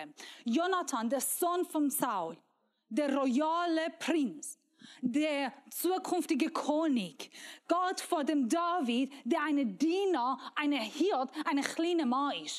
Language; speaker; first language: German; non-native, learner; Persian